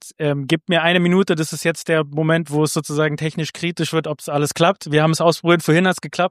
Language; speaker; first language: German; native; German